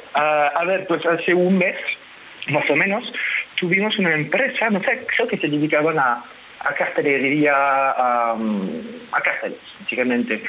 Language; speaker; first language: Spanish; non-native, fluent; French